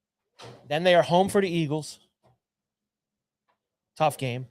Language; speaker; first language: English; native; English